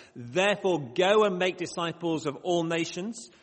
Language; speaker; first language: English; native; English